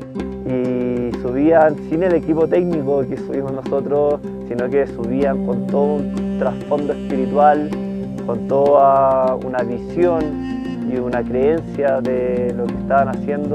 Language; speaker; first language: Spanish; native; Spanish